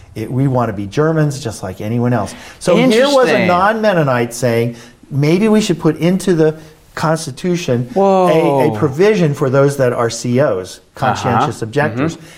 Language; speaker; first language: English; native; English